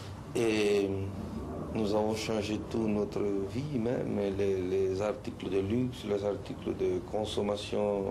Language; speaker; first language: French; non-native, learner; Spanish